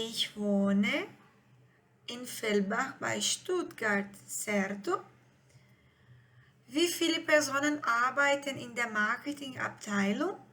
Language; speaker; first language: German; non-native, fluent; Portuguese